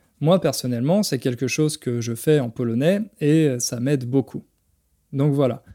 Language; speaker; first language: French; native; French